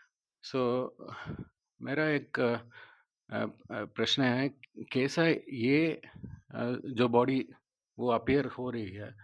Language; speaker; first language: Hindi; non-native, learner; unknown